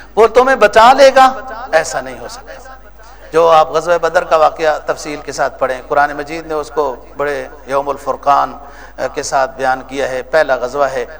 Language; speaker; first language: Urdu; non-native, local second language; Punjabi